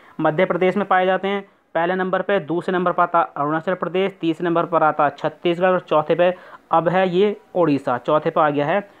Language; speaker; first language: Hindi; native; Hindi